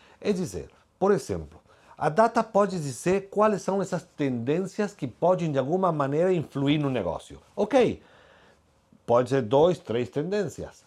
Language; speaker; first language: Portuguese; non-native, fluent; Spanish